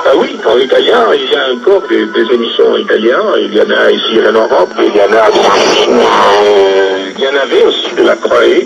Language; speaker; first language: French; non-native, fluent; Italian